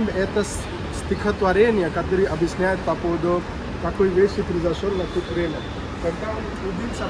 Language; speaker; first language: Russian; non-native, learner; Marathi